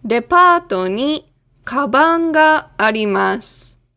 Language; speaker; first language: Japanese; non-native, fluent; English